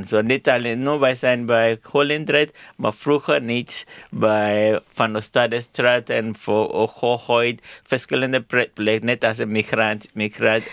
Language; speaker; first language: Dutch; non-native, learner; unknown